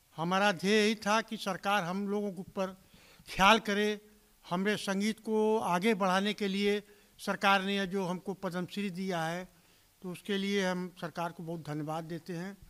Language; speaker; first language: Hindi; native; Hindi